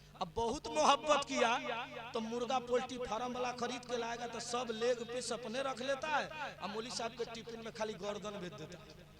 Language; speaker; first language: Hindi; native; Hindi